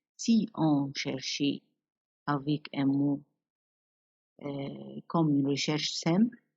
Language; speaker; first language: French; non-native, fluent; Arabic